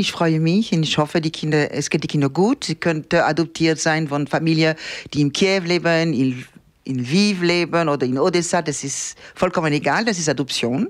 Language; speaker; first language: German; non-native, learner; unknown